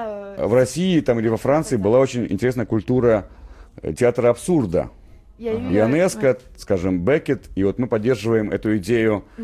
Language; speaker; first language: Russian; native; Russian